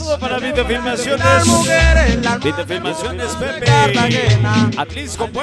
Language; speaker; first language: Spanish; native; Spanish